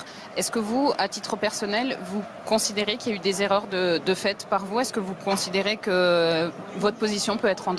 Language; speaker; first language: French; native; French